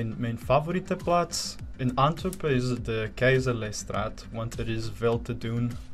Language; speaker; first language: Dutch; non-native, learner; Spanish